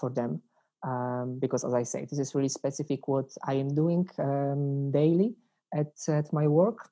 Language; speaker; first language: English; non-native, fluent; Polish